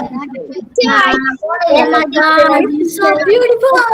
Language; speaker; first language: English; non-native, local second language; Tamil